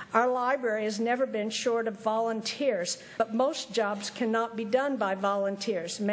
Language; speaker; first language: English; native; English